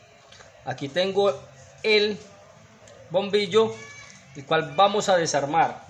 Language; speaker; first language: Spanish; native; Spanish